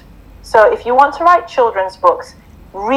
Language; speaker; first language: English; native; English